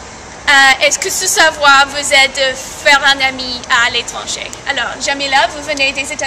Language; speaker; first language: French; non-native, learner; English